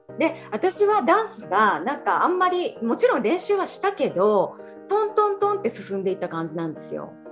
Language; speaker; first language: Japanese; native; Japanese